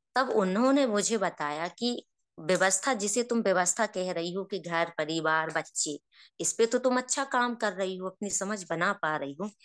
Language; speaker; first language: Hindi; native; Hindi